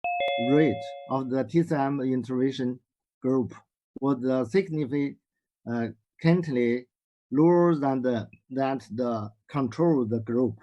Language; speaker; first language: English; non-native, learner; Chinese